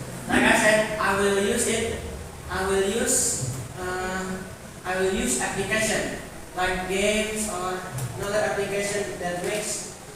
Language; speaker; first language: English; non-native, learner; Indonesian